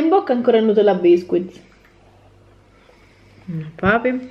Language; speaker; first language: Italian; native; Italian